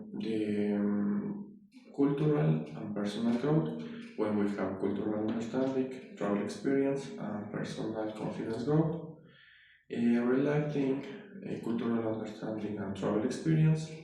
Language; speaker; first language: English; non-native, learner; Spanish